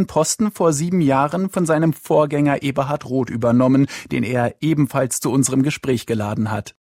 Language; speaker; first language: German; native; German